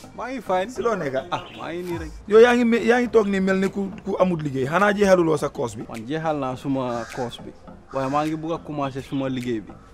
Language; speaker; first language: Wolof; non-native, local second language; Fula